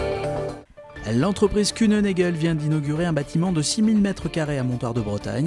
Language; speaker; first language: French; native; French